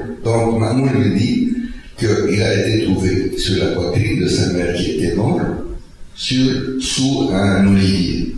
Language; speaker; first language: French; non-native, fluent; Arabic